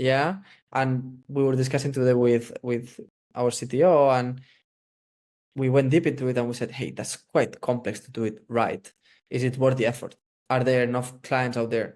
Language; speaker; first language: English; non-native, fluent; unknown